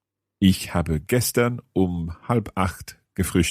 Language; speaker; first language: German; non-native, learner; English